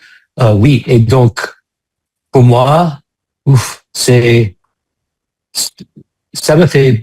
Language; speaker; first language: French; non-native, fluent; English